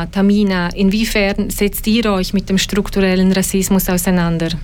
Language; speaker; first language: German; non-native, fluent; Polish